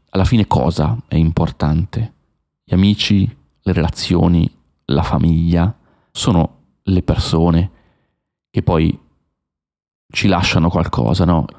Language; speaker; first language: Italian; native; Italian